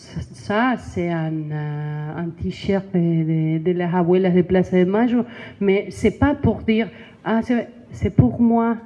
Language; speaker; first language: French; non-native, learner; Spanish